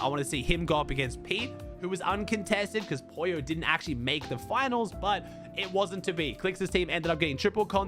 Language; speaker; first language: English; native; English